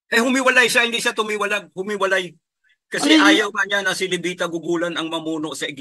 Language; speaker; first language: Filipino; native; Filipino